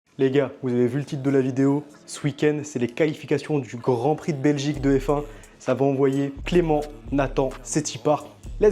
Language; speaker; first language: French; native; French